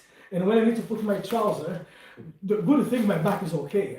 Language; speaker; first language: English; non-native, fluent; Portuguese